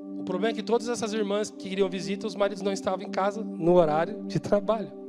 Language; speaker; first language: Portuguese; native; Portuguese